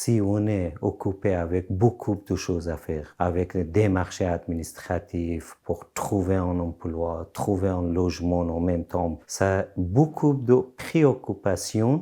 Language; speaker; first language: French; non-native, fluent; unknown